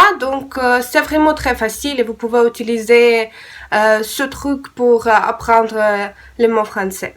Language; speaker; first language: French; non-native, learner; Russian